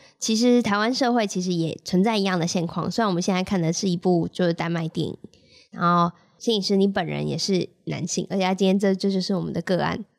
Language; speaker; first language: Chinese; native; Chinese